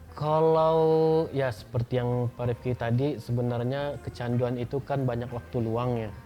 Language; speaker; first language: Indonesian; native; Indonesian